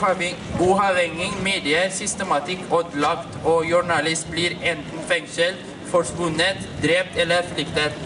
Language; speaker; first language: Norwegian; non-native, fluent; Oromo